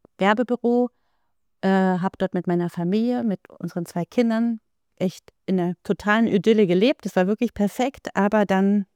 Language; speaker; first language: German; native; German